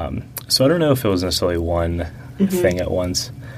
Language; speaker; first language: English; early bilingual, other home language; Russian